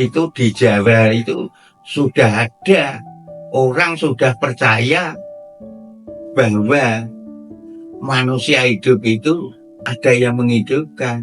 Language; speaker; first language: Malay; non-native, local second language; Javanese